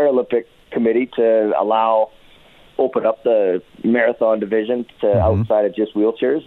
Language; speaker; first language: English; native; English